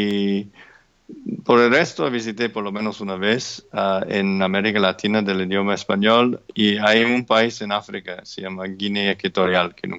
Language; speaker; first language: Spanish; non-native, fluent; English